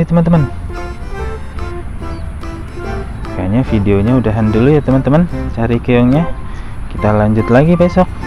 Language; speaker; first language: Indonesian; native; Indonesian